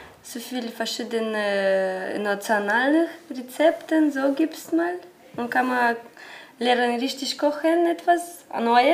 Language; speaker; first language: German; non-native, learner; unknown